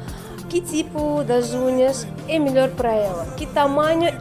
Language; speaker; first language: Portuguese; non-native, learner; Russian